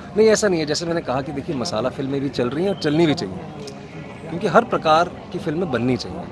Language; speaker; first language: Hindi; native; Hindi